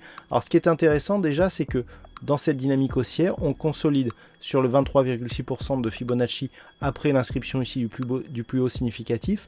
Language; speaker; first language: French; native; French